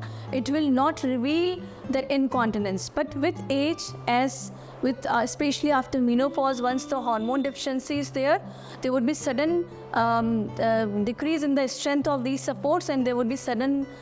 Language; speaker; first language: English; non-native, local second language; Hindi